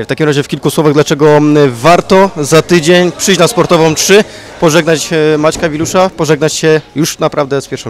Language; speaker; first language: Polish; native; Polish